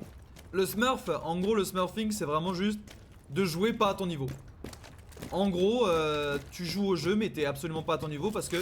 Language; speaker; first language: French; native; French